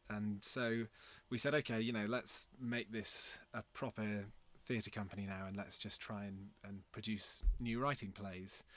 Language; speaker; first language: English; native; English